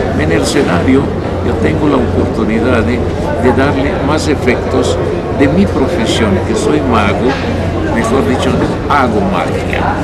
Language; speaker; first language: Spanish; non-native, fluent; Hungarian